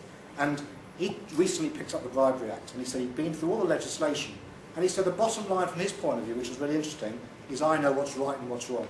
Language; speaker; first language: English; native; English